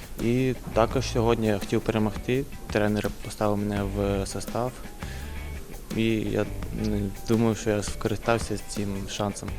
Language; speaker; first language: Ukrainian; non-native, local second language; Russian